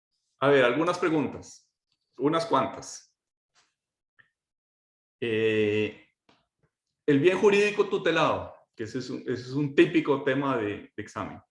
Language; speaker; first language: Spanish; native; Spanish